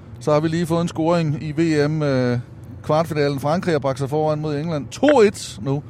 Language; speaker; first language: Danish; native; Danish